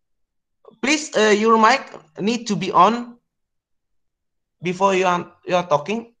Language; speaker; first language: English; non-native, learner; Indonesian